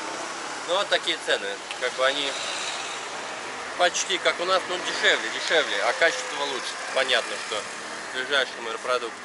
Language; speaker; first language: Russian; native; Russian